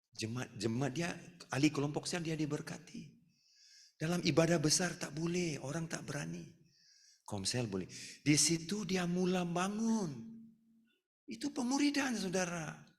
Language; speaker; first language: Malay; non-native, local second language; Tamil